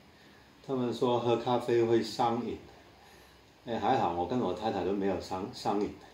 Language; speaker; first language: Chinese; non-native, local second language; Cantonese